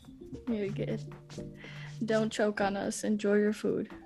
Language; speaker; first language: English; early bilingual, other home language; Spanish